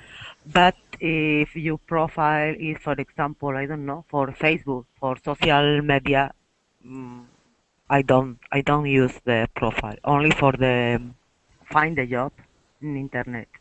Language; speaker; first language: English; non-native, learner; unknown